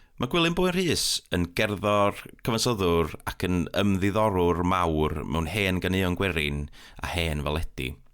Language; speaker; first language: Welsh; native; Welsh